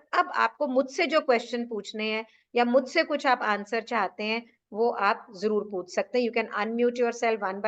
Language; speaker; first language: Hindi; native; Hindi